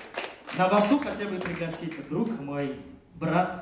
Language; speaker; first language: Russian; non-native, fluent; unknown